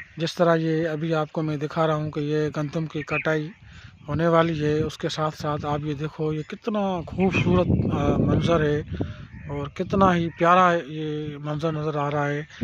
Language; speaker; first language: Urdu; non-native, local second language; Sindhi